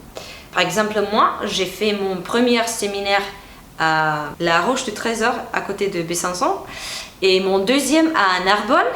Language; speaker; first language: French; non-native, fluent; Romanian